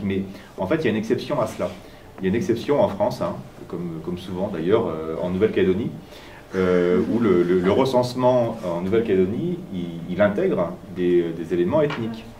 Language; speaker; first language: French; native; French